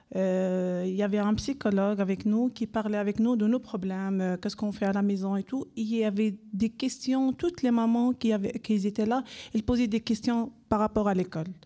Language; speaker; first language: French; non-native, learner; Arabic